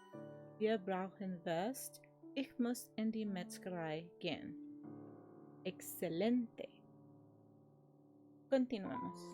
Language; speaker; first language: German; non-native, learner; English